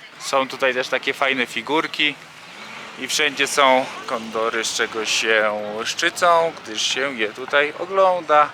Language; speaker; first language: Polish; native; Polish